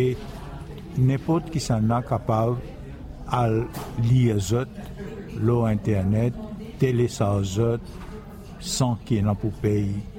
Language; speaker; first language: French; non-native, local second language; Morisyen